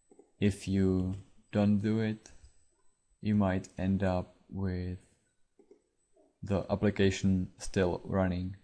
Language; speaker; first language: English; non-native, fluent; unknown